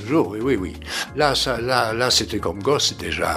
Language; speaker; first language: French; native; French